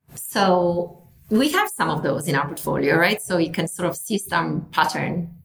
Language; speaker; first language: English; non-native, fluent; Italian